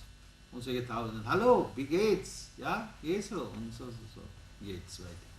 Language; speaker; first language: German; non-native, learner; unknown